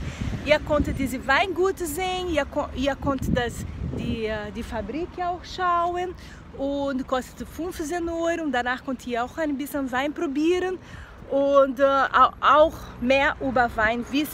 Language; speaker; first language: German; non-native, fluent; Portuguese